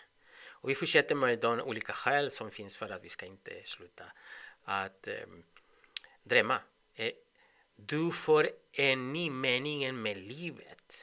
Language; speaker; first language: Swedish; non-native, fluent; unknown